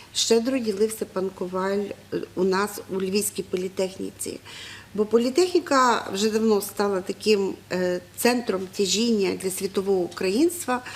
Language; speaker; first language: Ukrainian; native; Ukrainian